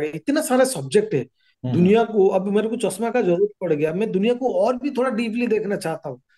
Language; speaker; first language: Hindi; non-native, local second language; Odia